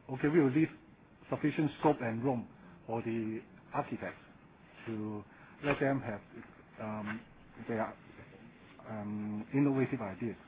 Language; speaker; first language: English; non-native, local second language; Cantonese